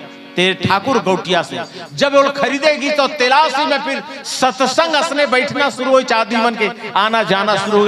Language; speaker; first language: Hindi; non-native, local second language; Chhattisgarhi